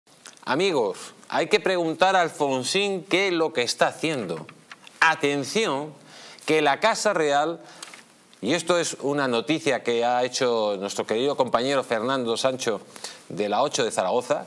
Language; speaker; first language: Spanish; native; Spanish